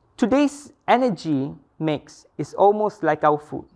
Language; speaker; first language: English; non-native, local second language; Malay